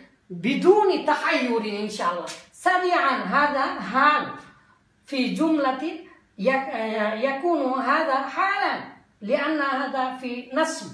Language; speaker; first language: Arabic; non-native, learner; Bangla